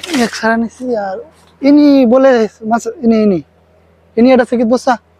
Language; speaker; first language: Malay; non-native, learner; Bangla